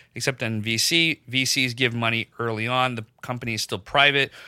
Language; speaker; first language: English; non-native, local second language; Urdu